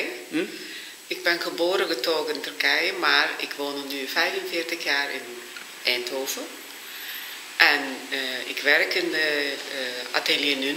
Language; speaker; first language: Dutch; non-native, fluent; Turkish